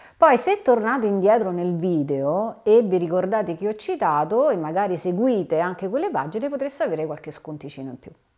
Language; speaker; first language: Italian; native; Italian